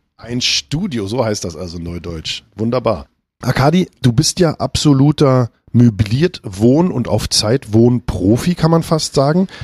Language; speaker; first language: German; native; German